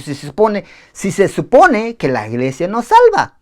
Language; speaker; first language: Spanish; native; Spanish